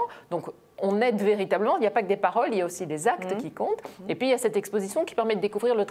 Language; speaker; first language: French; native; French